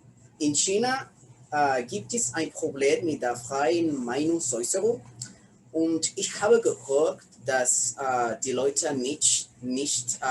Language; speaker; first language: German; non-native, learner; Spanish